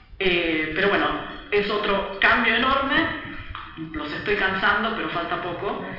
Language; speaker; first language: Spanish; early bilingual, other home language; Italian